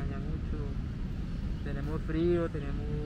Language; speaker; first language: Spanish; native; Spanish